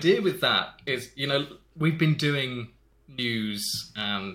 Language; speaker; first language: English; native; English